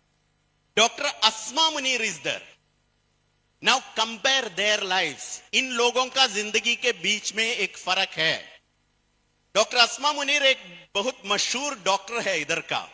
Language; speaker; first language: Hindi; non-native, fluent; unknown